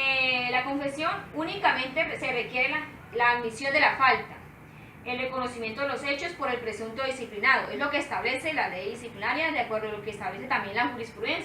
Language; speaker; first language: Spanish; native; Spanish